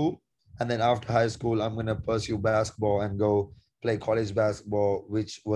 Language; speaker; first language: English; non-native, local second language; Sinhala